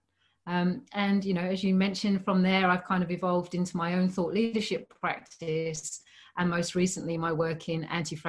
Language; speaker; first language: English; native; English